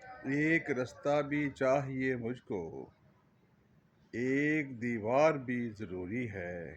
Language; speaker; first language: Urdu; native; Urdu